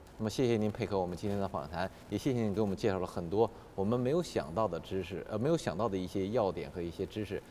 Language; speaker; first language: Chinese; native; Chinese